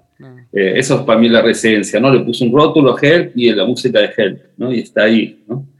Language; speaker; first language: Spanish; native; Spanish